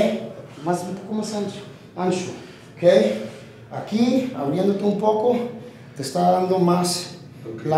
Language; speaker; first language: Spanish; early bilingual, heritage; Spanish